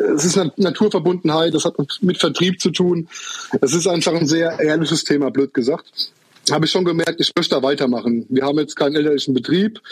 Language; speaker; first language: German; native; German